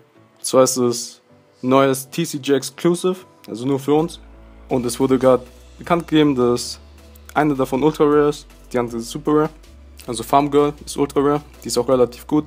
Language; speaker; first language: German; native; German